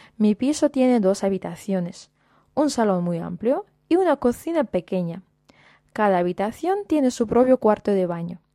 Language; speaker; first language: Spanish; non-native, fluent; Russian